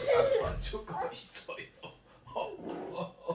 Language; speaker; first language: Korean; non-native, learner; French